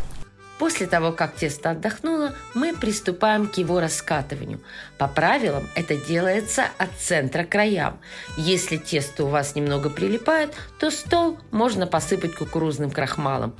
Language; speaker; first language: Russian; native; Russian